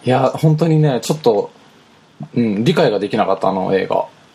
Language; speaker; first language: Japanese; early bilingual, heritage; Japanese